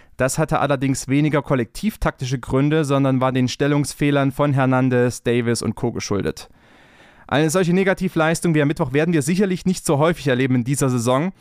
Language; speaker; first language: German; native; German